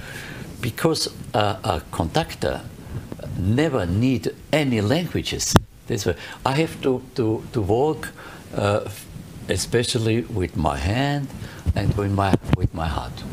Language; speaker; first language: English; non-native, learner; German